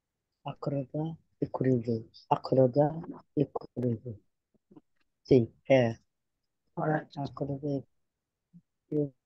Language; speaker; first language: Arabic; non-native, learner; Bangla